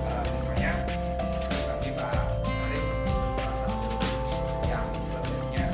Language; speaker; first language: Indonesian; native; Indonesian